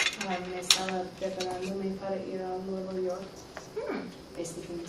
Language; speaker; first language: Spanish; non-native, learner; English